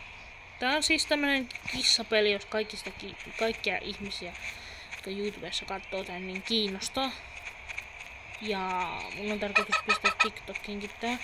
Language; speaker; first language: Finnish; native; Finnish